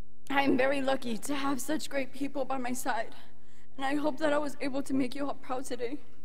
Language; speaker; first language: English; early bilingual, other home language; Spanish